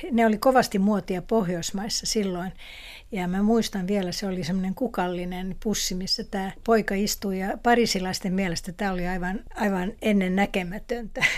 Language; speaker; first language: Finnish; non-native, local second language; Swedish